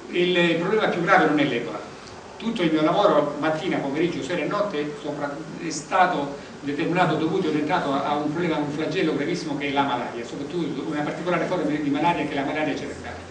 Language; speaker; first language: Italian; native; Italian